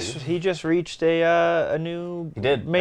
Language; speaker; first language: English; native; English